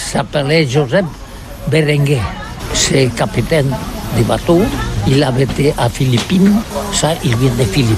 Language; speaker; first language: French; non-native, learner; Catalan